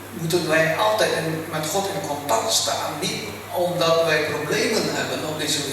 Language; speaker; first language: Dutch; early bilingual, other home language; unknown